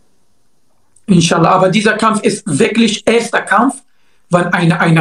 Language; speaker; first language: German; non-native, learner; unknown